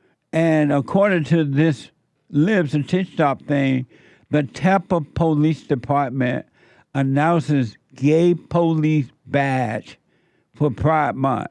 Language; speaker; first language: English; native; English